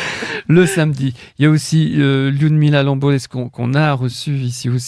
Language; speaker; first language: French; native; French